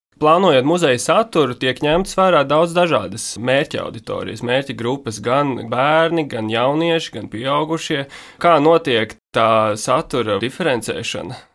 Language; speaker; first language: Latvian; native; Latvian